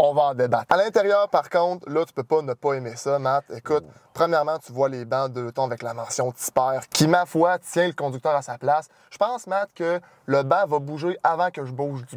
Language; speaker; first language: French; native; French